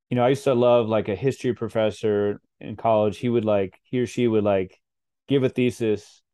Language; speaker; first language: English; native; English